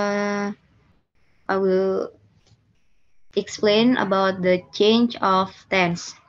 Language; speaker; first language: English; non-native, learner; Indonesian